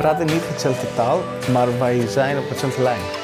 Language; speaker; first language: Dutch; non-native, fluent; Greek